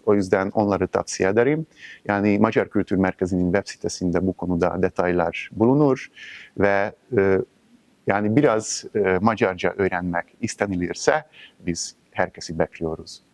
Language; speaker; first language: Turkish; non-native, fluent; Hungarian